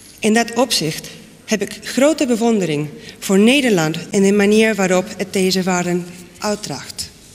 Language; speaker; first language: Dutch; non-native, fluent; Spanish